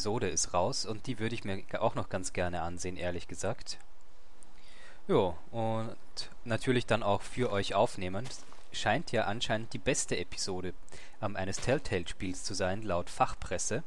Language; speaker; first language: German; native; German